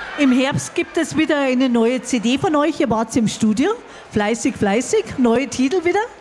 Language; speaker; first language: German; native; German